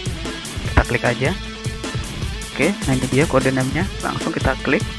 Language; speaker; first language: Indonesian; native; Indonesian